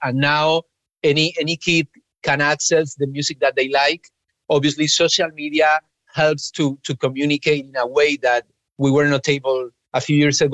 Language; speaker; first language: English; non-native, fluent; Spanish